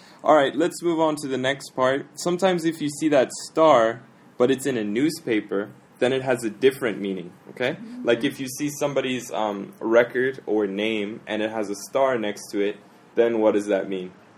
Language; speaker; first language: English; native; English